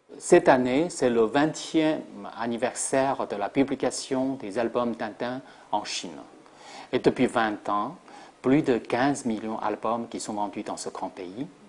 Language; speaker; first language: French; non-native, fluent; Chinese